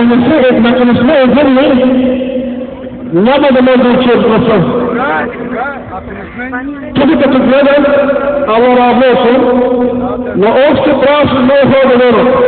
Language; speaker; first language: Bulgarian; non-native, local second language; Turkish